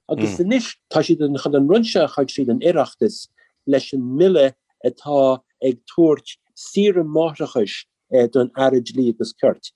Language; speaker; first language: Irish; native; Irish